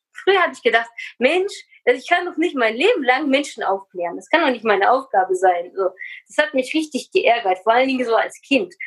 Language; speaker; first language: German; early bilingual, other home language; Russian